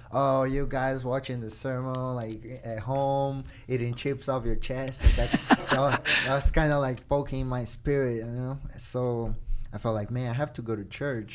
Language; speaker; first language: English; non-native, fluent; Portuguese